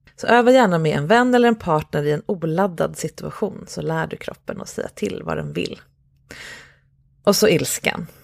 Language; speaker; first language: Swedish; native; Swedish